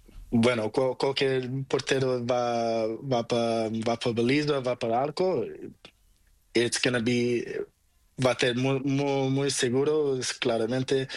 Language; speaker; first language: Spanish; non-native, learner; Portuguese